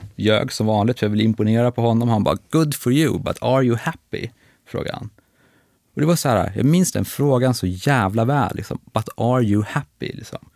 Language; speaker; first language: Swedish; native; Swedish